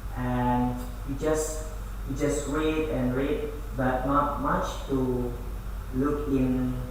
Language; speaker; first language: English; non-native, learner; Indonesian